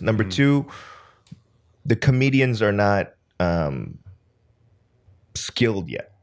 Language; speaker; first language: English; early bilingual, other home language; Korean